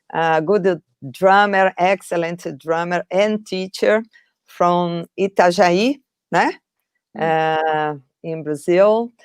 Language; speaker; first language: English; non-native, fluent; Portuguese